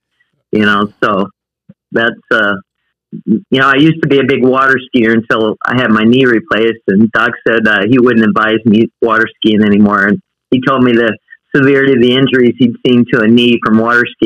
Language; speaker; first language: English; native; English